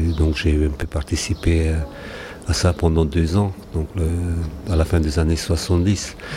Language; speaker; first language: French; non-native, fluent; Hungarian